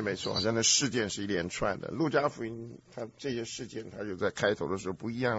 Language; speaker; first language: Chinese; native; Chinese